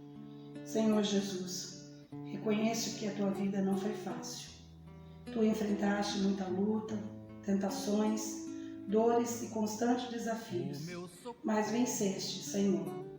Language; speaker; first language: Portuguese; native; Portuguese